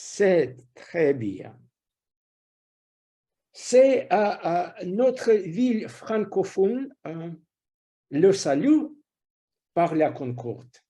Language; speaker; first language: French; non-native, fluent; Russian